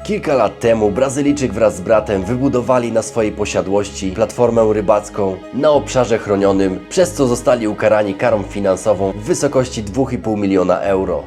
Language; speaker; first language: Polish; native; Polish